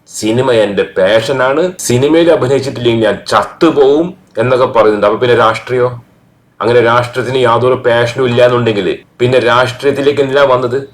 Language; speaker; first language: Malayalam; native; Malayalam